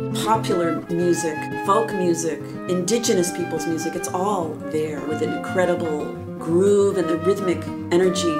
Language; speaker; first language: English; native; English